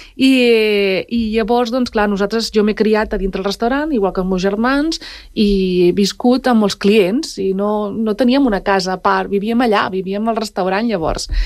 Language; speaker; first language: Catalan; native; Catalan